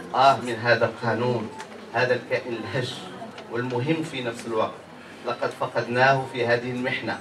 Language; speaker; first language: Arabic; native; Arabic